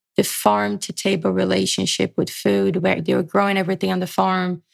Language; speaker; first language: English; early bilingual, other home language; Portuguese